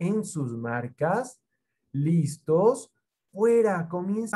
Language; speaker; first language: Spanish; native; Spanish